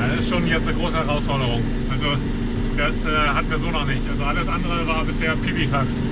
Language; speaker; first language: German; native; German